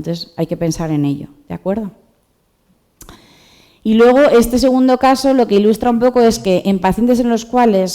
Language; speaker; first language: Spanish; native; Spanish